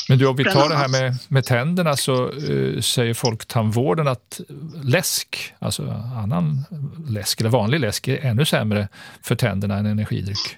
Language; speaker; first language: Swedish; native; Swedish